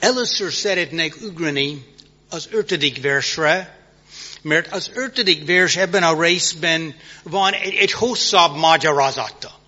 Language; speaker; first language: Hungarian; non-native, fluent; English